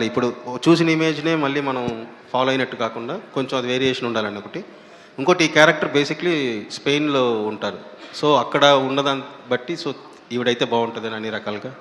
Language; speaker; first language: Telugu; native; Telugu